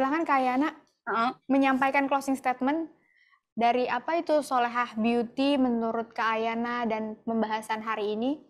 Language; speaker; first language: Indonesian; native; Indonesian